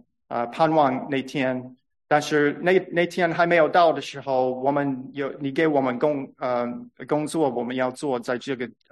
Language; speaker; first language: Chinese; non-native, fluent; English